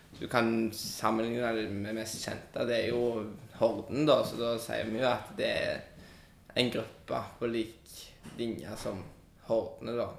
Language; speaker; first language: Norwegian; native; Norwegian